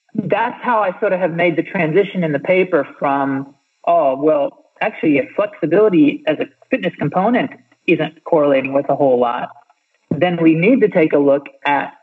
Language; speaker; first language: English; native; English